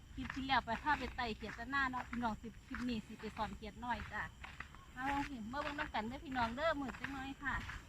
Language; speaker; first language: Thai; native; Thai